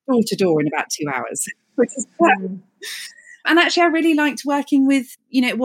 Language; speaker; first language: English; native; English